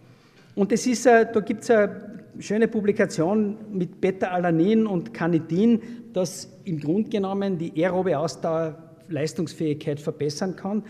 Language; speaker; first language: German; native; German